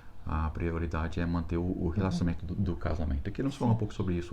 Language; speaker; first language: Portuguese; non-native, fluent; English